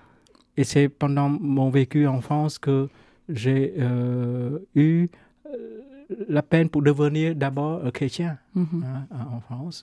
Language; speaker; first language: French; non-native, fluent; Vietnamese